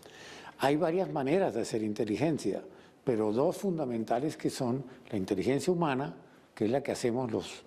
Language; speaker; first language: Spanish; native; Spanish